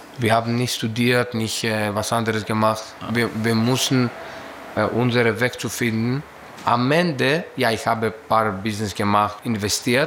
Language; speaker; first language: German; non-native, learner; Greek